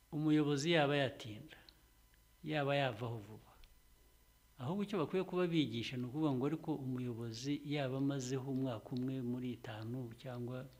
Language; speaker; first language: Kinyarwanda; early bilingual, heritage; Kinyarwanda